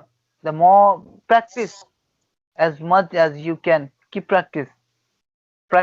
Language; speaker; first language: English; non-native, fluent; Gujarati